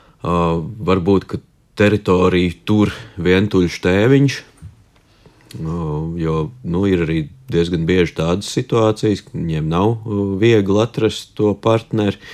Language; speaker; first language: Latvian; native; Latvian